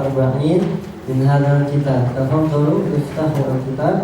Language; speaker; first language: Arabic; non-native, fluent; Indonesian